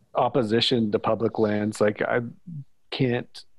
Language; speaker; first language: English; native; English